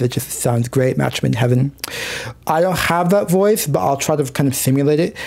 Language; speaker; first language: English; native; English